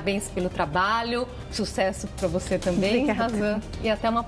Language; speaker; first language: Portuguese; native; Portuguese